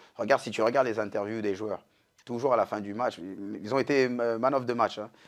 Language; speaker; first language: French; native; French